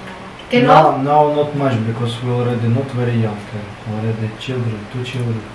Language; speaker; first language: English; non-native, learner; Russian